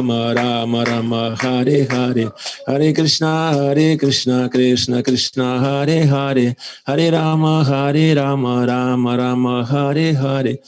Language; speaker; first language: Russian; native; Russian